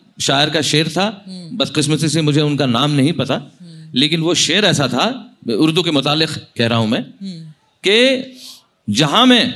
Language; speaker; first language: Hindi; non-native, local second language; Marathi